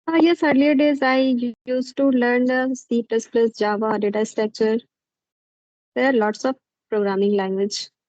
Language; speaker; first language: English; non-native, learner; Hindi